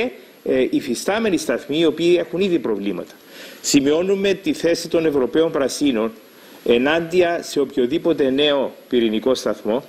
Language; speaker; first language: Greek; native; Greek